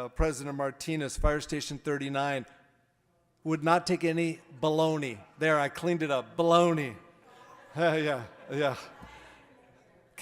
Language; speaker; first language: English; native; English